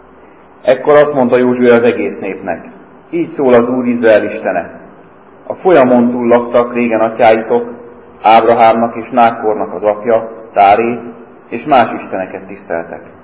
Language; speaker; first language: Hungarian; native; Hungarian